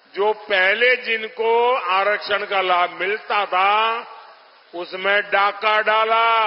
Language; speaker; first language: Hindi; non-native, local second language; Gujarati